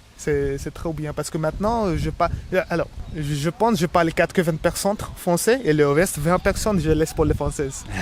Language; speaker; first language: French; non-native, learner; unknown